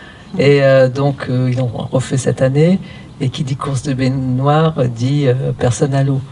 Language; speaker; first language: French; native; French